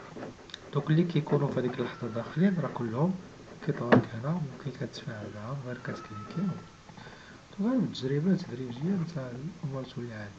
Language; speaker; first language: Arabic; native; Arabic